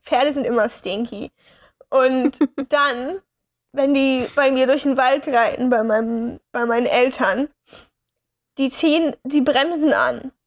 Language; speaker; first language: German; native; German